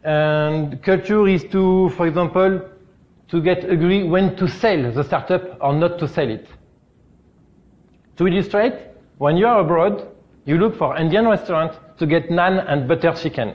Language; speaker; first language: English; non-native, learner; French